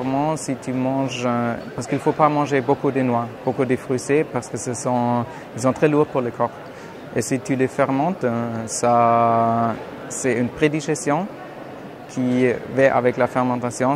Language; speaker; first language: French; non-native, fluent; German